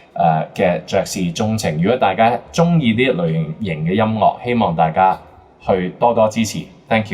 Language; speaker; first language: Cantonese; native; Cantonese